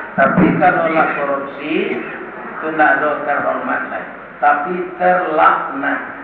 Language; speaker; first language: Malay; non-native, local second language; Minangkabau